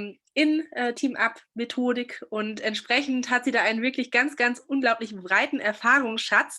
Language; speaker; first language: German; native; German